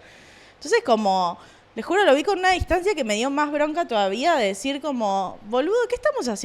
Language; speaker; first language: Spanish; native; Spanish